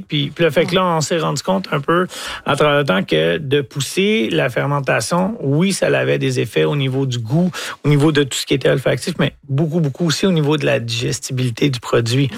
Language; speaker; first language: French; native; French